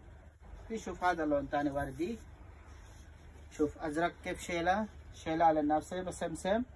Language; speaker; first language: Arabic; non-native, learner; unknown